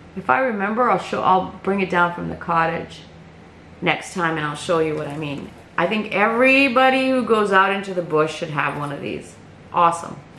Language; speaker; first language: English; native; English